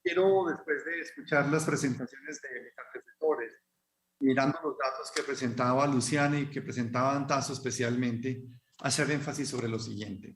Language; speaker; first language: Spanish; native; Spanish